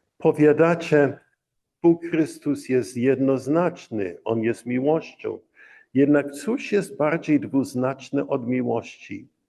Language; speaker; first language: Polish; early bilingual, heritage; Polish